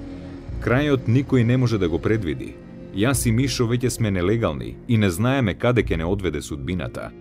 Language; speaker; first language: Macedonian; native; Macedonian